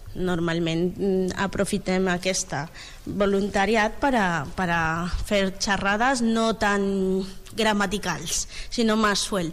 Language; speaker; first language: Catalan; non-native, learner; Spanish